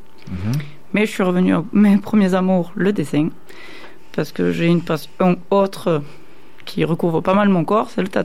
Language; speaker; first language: French; native; French